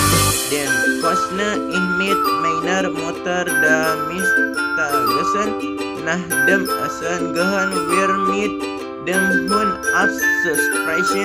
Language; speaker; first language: German; non-native, learner; Indonesian